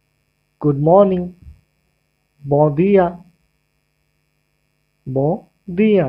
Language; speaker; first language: Portuguese; non-native, learner; English